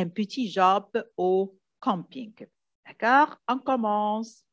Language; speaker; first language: French; non-native, fluent; Arabic